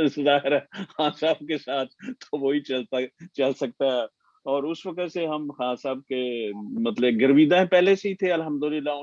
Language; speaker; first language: Urdu; non-native, local second language; Punjabi